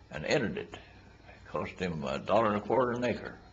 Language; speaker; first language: English; native; English